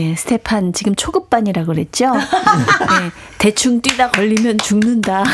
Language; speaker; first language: Korean; native; Korean